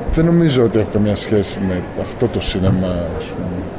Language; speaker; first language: Greek; native; Greek